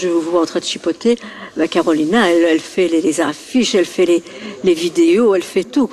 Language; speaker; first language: French; native; French